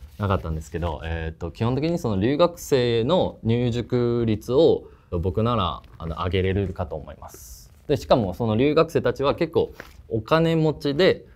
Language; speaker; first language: Japanese; non-native, fluent; Chinese